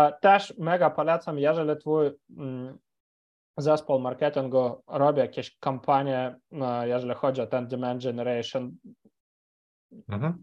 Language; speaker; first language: Polish; non-native, fluent; Ukrainian